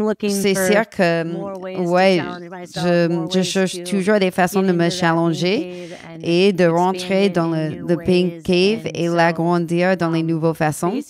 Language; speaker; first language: French; non-native, learner; English